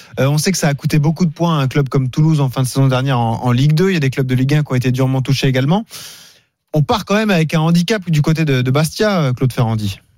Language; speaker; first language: French; native; French